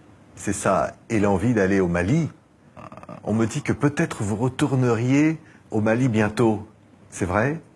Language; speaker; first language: French; native; French